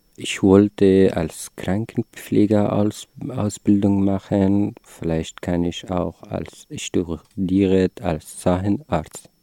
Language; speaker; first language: German; non-native, learner; Persian